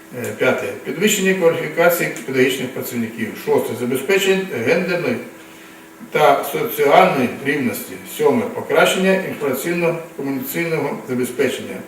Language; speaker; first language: Ukrainian; non-native, local second language; Russian